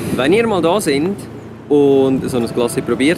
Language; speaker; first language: German; native; German